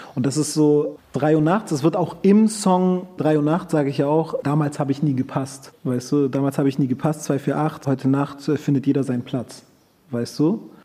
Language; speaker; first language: German; early bilingual, other home language; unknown